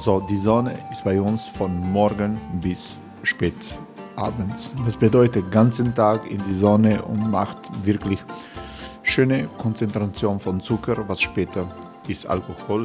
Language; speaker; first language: German; non-native, fluent; Croatian